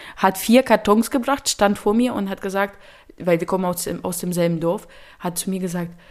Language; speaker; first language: German; early bilingual, other home language; Ukrainian